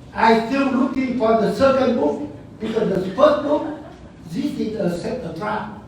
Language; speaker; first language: English; non-native, learner; Vietnamese